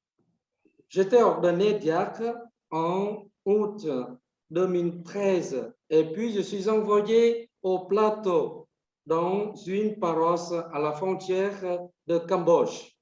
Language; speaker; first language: French; non-native, fluent; Vietnamese